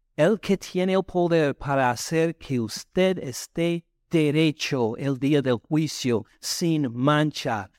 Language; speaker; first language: Spanish; non-native, fluent; English